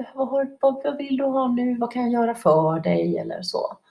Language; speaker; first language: Swedish; native; Swedish